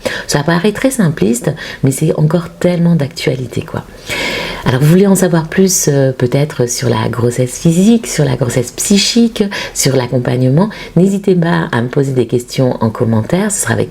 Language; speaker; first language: French; native; French